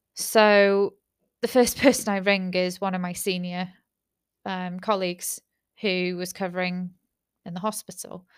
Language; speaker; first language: English; native; English